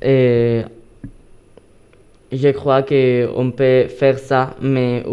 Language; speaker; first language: French; non-native, learner; Spanish